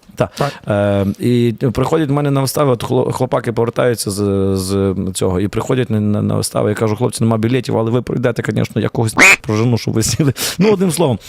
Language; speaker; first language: Ukrainian; native; Ukrainian